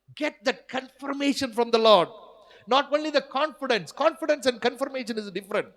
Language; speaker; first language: English; non-native, local second language; Malayalam